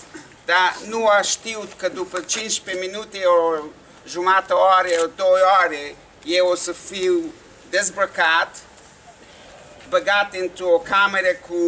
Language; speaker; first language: Romanian; non-native, learner; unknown